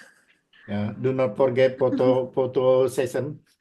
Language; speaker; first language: English; non-native, learner; Indonesian